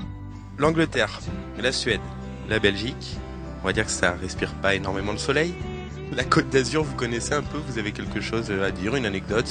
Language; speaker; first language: French; native; French